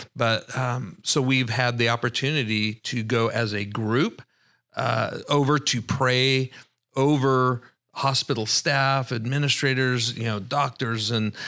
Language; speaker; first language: English; native; English